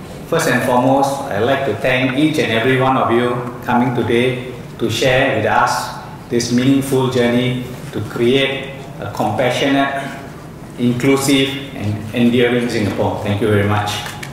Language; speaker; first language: English; non-native, local second language; Tamil